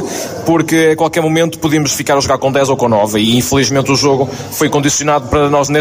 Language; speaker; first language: Portuguese; native; Portuguese